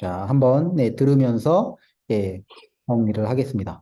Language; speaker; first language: Korean; native; Korean